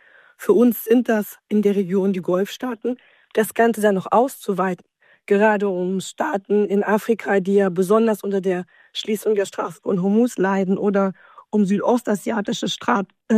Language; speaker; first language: German; native; German